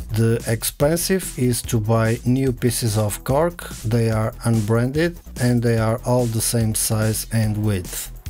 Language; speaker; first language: English; non-native, fluent; Portuguese